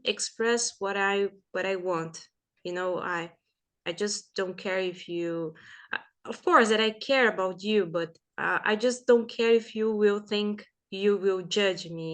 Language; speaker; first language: English; non-native, fluent; Portuguese